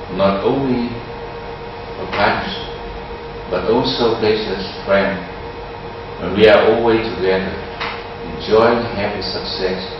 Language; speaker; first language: English; non-native, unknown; Vietnamese